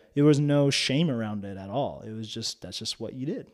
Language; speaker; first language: English; early bilingual, other home language; Japanese